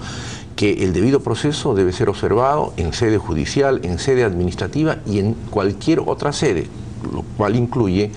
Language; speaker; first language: Spanish; native; Spanish